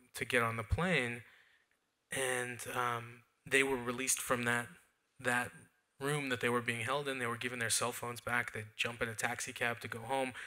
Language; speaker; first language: English; native; English